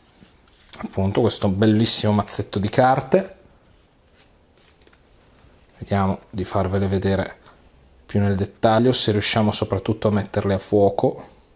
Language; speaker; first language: Italian; native; Italian